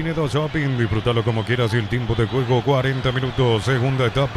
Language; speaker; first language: Spanish; native; Spanish